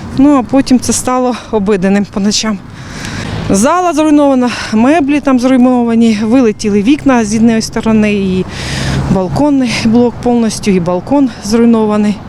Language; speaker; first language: Ukrainian; native; Ukrainian